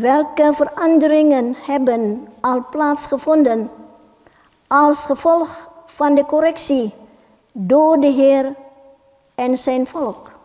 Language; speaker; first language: Dutch; non-native, fluent; Indonesian